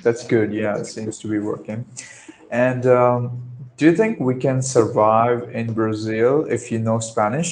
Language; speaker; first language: English; non-native, local second language; Marathi